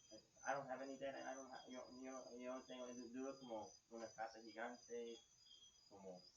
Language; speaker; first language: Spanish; non-native, fluent; English